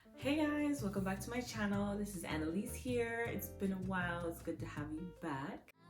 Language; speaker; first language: English; native; English